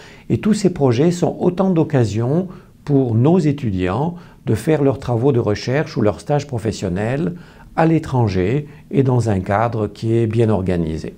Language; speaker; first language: French; native; French